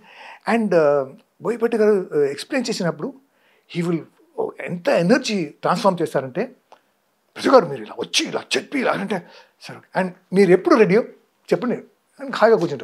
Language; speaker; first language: Telugu; non-native, fluent; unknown